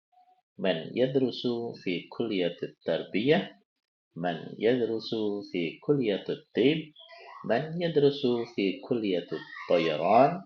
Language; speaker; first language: Arabic; non-native, fluent; Indonesian